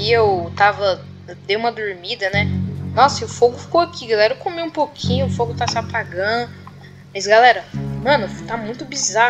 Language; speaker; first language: Portuguese; native; Portuguese